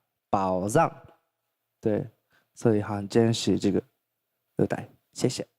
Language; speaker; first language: Chinese; non-native, fluent; Thai